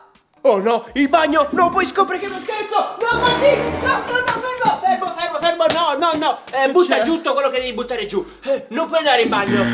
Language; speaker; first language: Italian; native; Italian